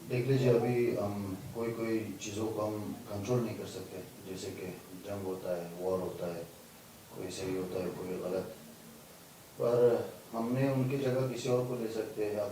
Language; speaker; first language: Hindi; non-native, fluent; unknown